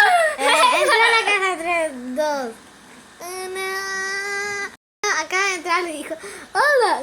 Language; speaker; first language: Spanish; native; Spanish